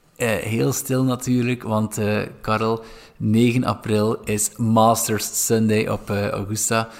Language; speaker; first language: Dutch; non-native, fluent; English